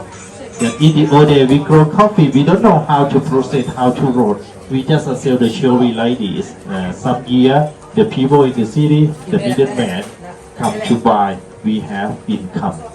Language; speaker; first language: English; non-native, learner; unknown